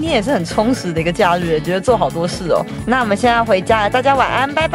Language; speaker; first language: Chinese; native; Chinese